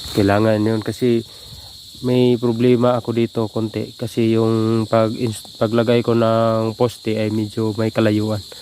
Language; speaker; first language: Filipino; non-native, local second language; Cebuano